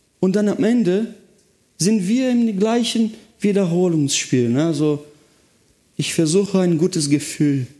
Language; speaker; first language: German; non-native, fluent; Portuguese